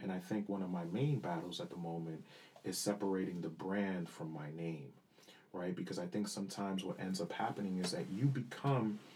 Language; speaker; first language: English; early bilingual, other home language; Spanish